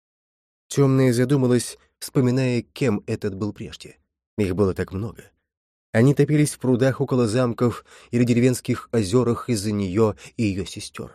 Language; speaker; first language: Russian; native; Russian